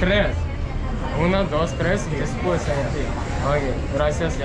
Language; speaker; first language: Spanish; non-native, learner; Russian